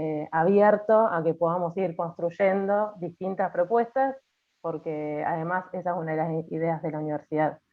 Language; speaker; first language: Spanish; native; Spanish